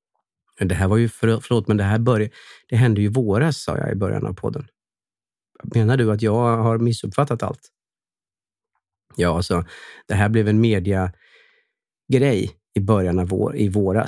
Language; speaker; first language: Swedish; native; Swedish